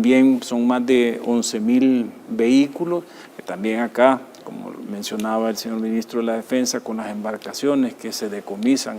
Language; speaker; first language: Spanish; native; Spanish